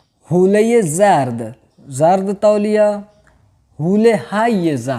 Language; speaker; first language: Persian; non-native, fluent; Urdu